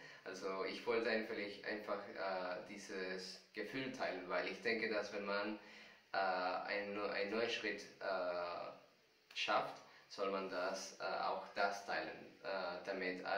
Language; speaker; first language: German; non-native, fluent; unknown